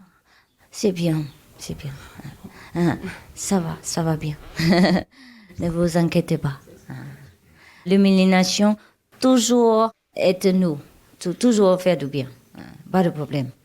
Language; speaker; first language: French; non-native, learner; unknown